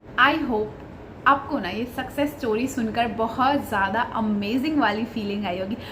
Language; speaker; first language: Hindi; native; Hindi